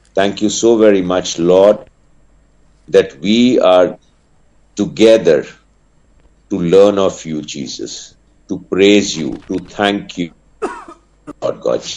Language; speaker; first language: English; non-native, local second language; Punjabi